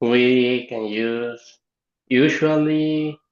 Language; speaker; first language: English; non-native, learner; Spanish